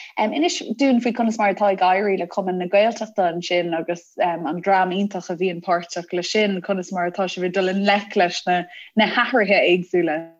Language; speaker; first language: Irish; non-native, local second language; English